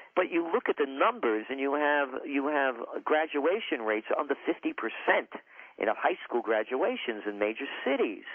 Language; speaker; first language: English; native; English